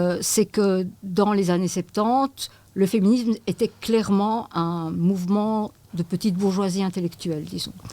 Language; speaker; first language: French; native; French